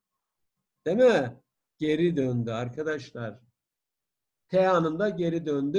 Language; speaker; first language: Turkish; native; Turkish